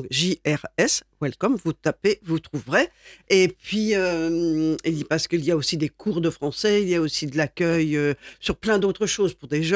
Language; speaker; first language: French; native; French